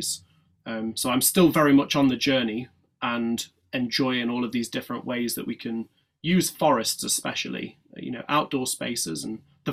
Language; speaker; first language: English; native; English